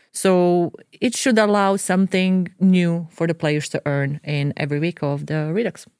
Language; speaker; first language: English; non-native, fluent; Croatian